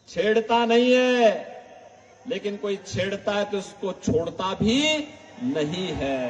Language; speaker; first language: Hindi; native; Hindi